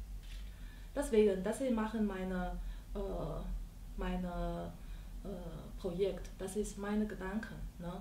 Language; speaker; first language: German; non-native, learner; Chinese